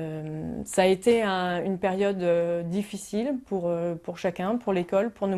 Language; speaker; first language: French; native; French